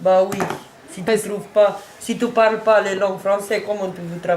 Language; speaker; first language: French; non-native, learner; Romanian